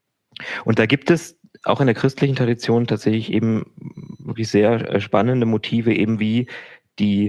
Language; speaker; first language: German; native; German